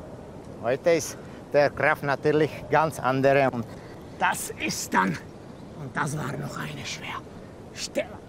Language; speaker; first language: German; non-native, learner; Czech